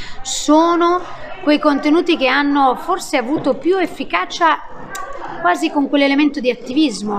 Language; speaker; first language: Italian; native; Italian